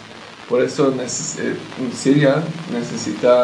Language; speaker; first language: Spanish; non-native, learner; English